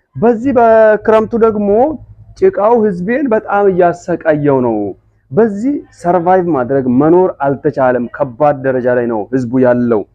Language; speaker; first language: Amharic; non-native, local second language; Hadiyya